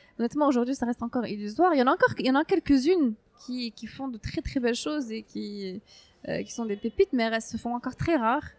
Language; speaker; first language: French; non-native, local second language; Arabic